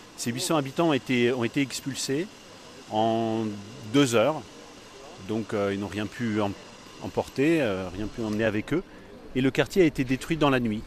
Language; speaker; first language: French; native; French